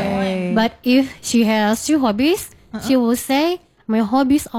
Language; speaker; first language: English; non-native, fluent; Indonesian